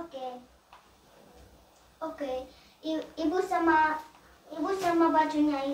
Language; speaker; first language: Indonesian; early bilingual, heritage; Indonesian